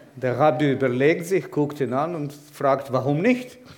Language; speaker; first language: German; non-native, fluent; Ukrainian